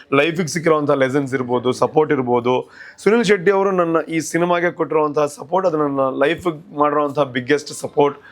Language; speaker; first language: Kannada; non-native, local second language; Tulu